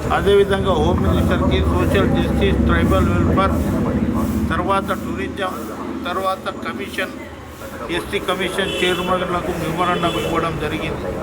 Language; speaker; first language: Telugu; non-native, local second language; Lambadi